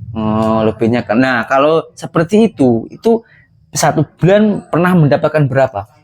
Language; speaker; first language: Indonesian; native; Indonesian